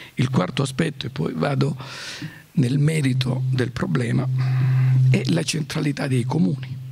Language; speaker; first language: Italian; native; Italian